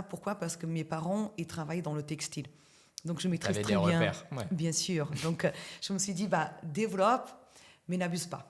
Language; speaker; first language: French; native; French